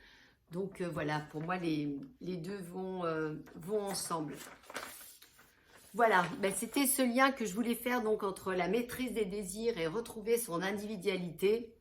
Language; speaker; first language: French; native; French